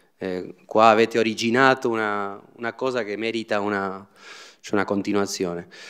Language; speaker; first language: Italian; non-native, fluent; Spanish